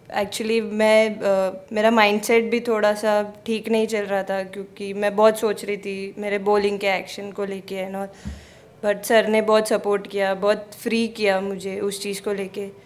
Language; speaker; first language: Hindi; native; Hindi